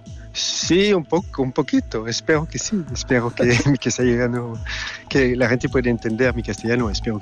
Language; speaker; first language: Spanish; non-native, fluent; French